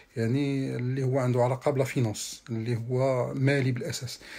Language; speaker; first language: French; non-native, local second language; Arabic